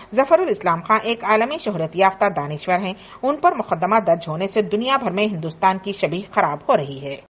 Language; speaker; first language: Urdu; native; Urdu